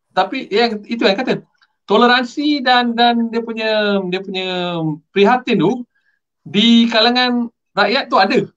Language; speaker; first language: Malay; non-native, local second language; Tamil